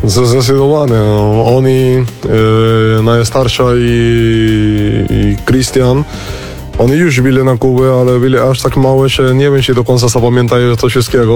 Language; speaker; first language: Polish; non-native, learner; Spanish